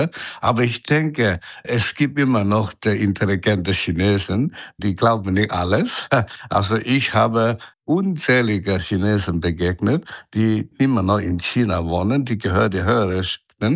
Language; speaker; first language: German; non-native, fluent; Chinese